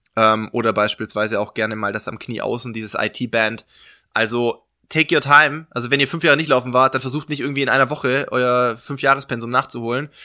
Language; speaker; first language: German; native; German